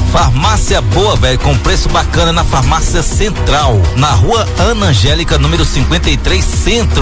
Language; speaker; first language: Portuguese; native; Portuguese